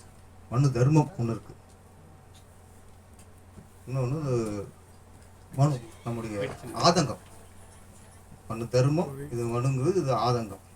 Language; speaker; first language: Tamil; native; Tamil